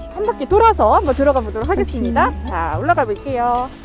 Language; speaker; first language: Korean; native; Korean